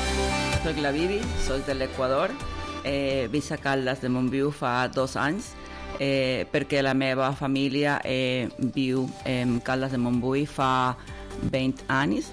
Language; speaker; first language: Catalan; non-native, learner; Spanish